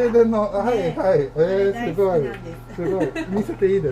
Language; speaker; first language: Japanese; non-native, fluent; Swedish